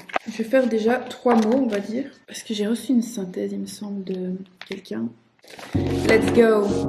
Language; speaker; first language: French; native; French